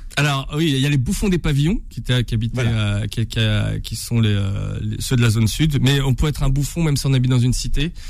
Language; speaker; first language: French; native; French